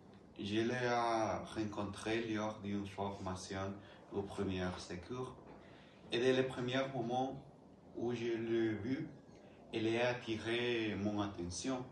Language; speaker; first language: French; non-native, learner; Spanish